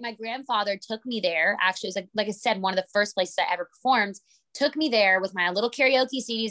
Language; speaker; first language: English; native; English